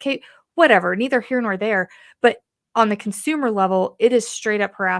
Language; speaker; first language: English; native; English